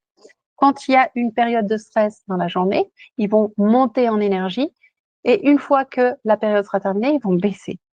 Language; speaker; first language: French; native; French